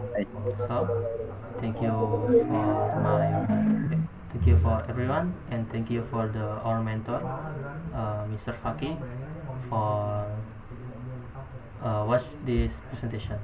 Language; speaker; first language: English; non-native, learner; Indonesian